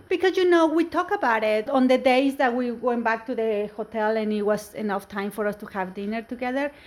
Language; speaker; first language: English; non-native, fluent; Spanish